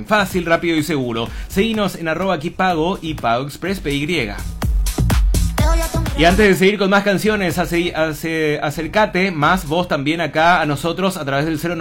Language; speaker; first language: Spanish; native; Spanish